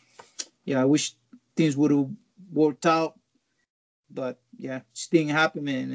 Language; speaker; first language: English; non-native, fluent; Spanish